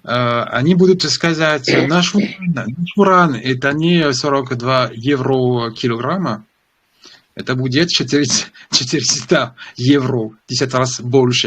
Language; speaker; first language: Russian; non-native, learner; French